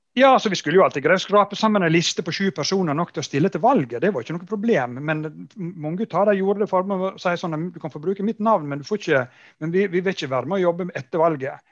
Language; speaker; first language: Norwegian; native; Norwegian